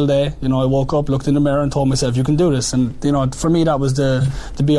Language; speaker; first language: English; native; English